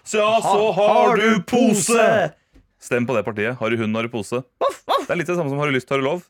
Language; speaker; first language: Norwegian; native; Norwegian